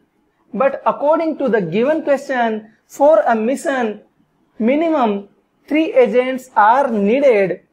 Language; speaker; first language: English; non-native, local second language; Hindi